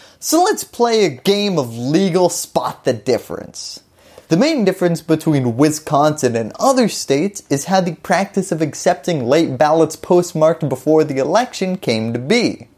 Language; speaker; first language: English; native; English